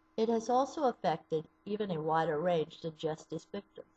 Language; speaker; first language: English; native; English